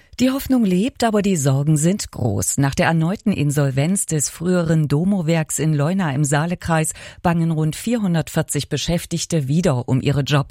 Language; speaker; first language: German; native; German